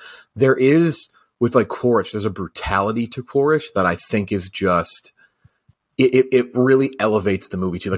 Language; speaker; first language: English; native; English